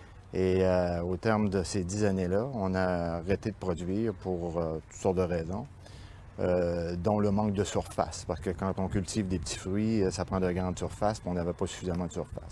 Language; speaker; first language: French; native; French